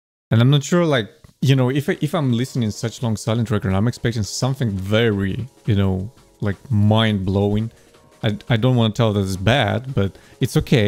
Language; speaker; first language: English; non-native, fluent; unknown